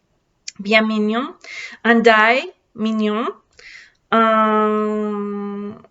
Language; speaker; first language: French; non-native, learner; English